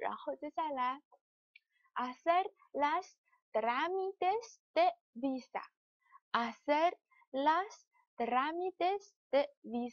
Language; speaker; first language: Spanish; non-native, fluent; Chinese